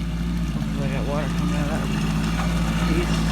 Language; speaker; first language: English; native; English